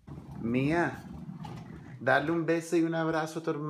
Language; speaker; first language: Spanish; early bilingual, other home language; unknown